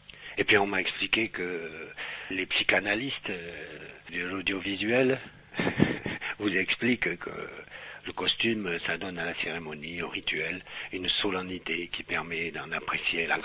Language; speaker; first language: French; native; French